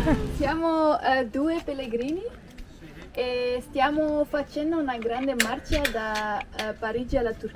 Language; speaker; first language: Italian; non-native, learner; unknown